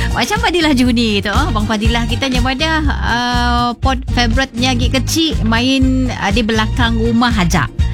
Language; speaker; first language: Malay; native; Malay